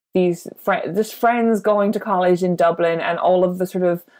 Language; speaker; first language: English; native; English